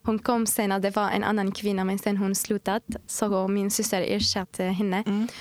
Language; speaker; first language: Swedish; non-native, fluent; Arabic